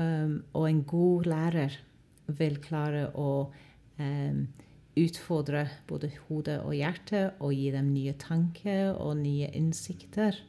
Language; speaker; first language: Norwegian; non-native, fluent; English